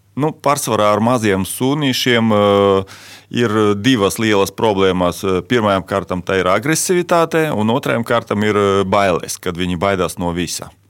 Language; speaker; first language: Latvian; non-native, local second language; Russian